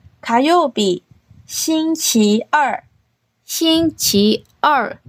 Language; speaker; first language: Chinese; non-native, learner; Korean